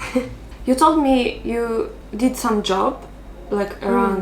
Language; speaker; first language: English; non-native, fluent; Russian